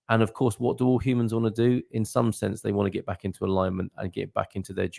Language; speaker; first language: English; native; English